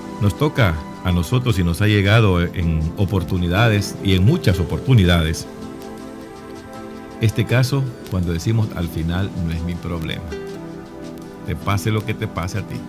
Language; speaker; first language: Spanish; native; Spanish